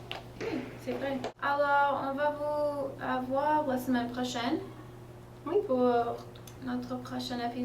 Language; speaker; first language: French; non-native, fluent; English